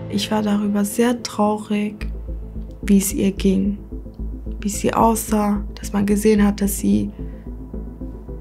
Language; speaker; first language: German; early bilingual, other home language; Kurdish